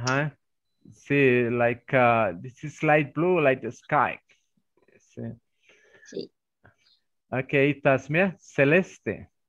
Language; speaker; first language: English; non-native, fluent; Spanish